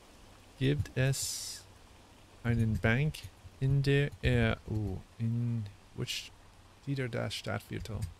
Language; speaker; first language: German; non-native, learner; English